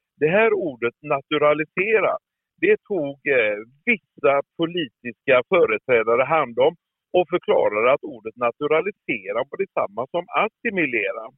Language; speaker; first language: Swedish; native; Swedish